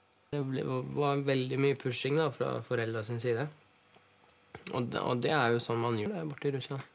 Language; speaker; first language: Norwegian; early bilingual, other home language; Russian